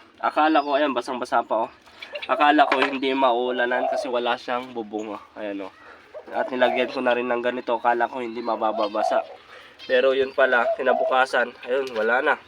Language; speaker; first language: Filipino; native; Filipino